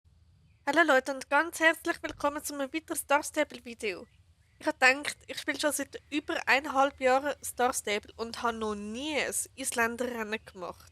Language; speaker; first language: German; native; German